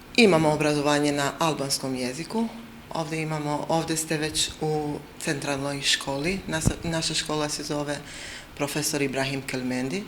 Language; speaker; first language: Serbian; non-native, local second language; Albanian